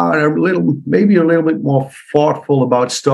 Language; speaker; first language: English; non-native, fluent; Dutch